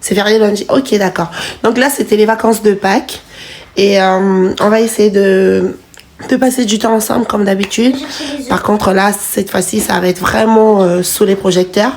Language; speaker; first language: French; native; French